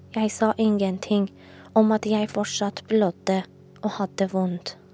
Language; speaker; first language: Norwegian; non-native, learner; Persian